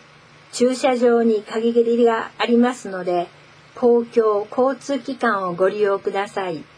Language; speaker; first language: Japanese; native; Japanese